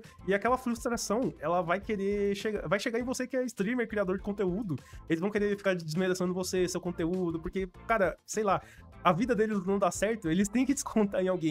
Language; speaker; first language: Portuguese; native; Portuguese